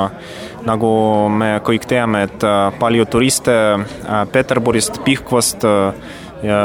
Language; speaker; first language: Estonian; non-native, learner; Russian